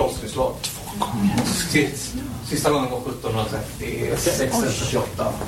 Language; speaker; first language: Swedish; native; Swedish